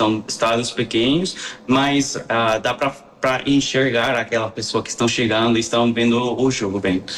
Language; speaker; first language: Portuguese; non-native, fluent; Spanish